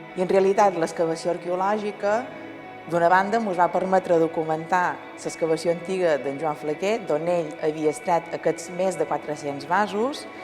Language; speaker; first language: Catalan; native; Catalan